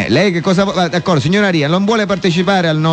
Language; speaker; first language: Italian; native; Italian